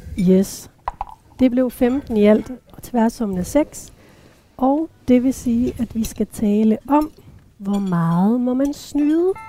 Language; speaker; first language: Danish; native; Danish